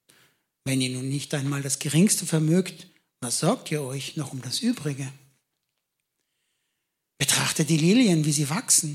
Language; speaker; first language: German; native; German